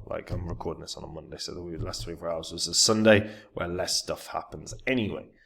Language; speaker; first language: English; native; English